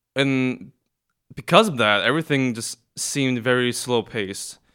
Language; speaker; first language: English; non-native, fluent; Korean